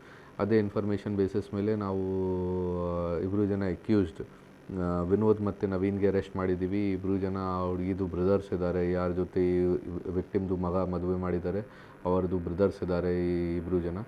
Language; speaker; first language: Kannada; non-native, local second language; Urdu